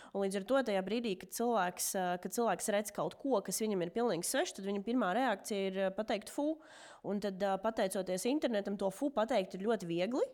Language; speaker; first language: Latvian; non-native, local second language; Russian